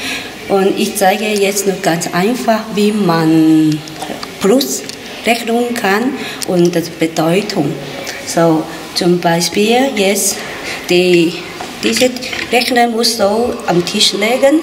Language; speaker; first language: German; non-native, learner; Chinese